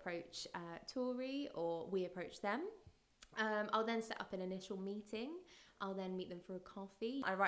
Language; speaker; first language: English; native; English